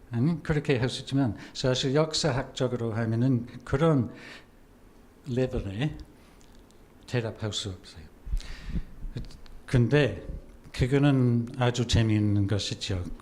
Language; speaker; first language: Korean; non-native, fluent; English